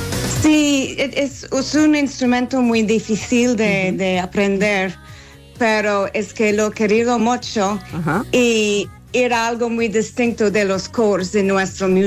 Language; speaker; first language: Spanish; non-native, learner; English